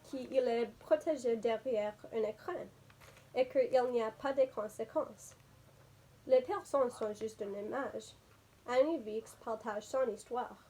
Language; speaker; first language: French; non-native, learner; English